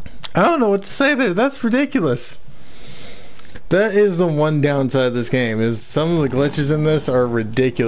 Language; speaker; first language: English; native; English